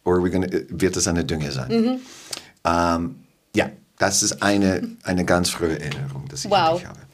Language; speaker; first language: German; non-native, fluent; English